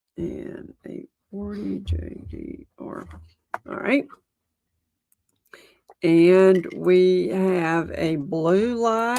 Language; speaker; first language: English; native; English